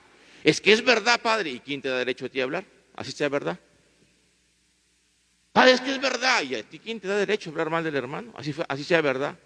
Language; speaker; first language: Spanish; native; Spanish